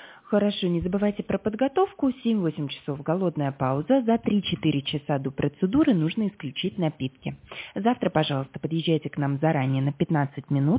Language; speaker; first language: Russian; native; Russian